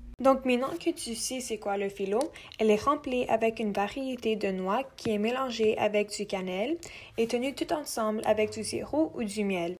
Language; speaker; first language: French; non-native, local second language; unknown